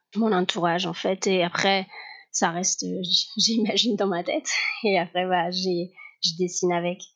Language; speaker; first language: French; non-native, fluent; Spanish